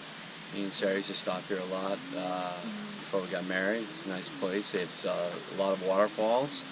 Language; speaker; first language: English; native; English